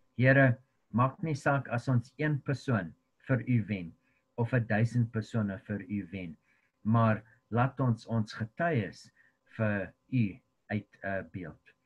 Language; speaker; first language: Afrikaans; non-native, local second language; English